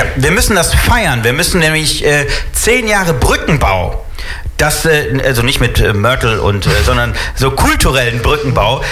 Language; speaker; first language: German; native; German